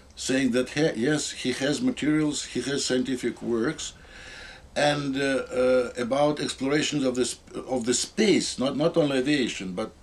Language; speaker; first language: English; non-native, fluent; Russian